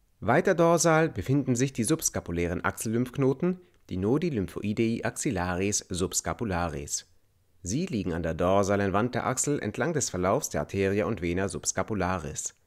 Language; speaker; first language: German; native; German